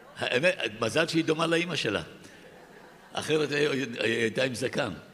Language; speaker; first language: Hebrew; early bilingual, other home language; Arabic